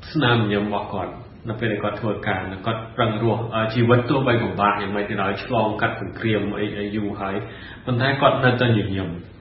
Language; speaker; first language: Khmer; native; Khmer